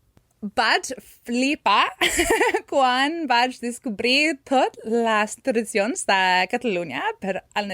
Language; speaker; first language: Catalan; non-native, learner; English